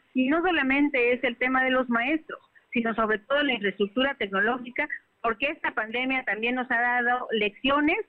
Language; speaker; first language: Spanish; native; Spanish